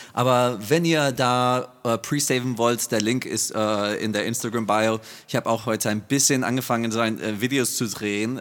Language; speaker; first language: German; non-native, fluent; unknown